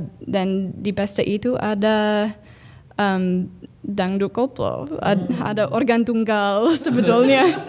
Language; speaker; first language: Indonesian; non-native, fluent; English